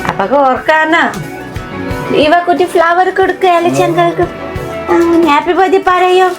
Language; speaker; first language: Malayalam; non-native, learner; Nepali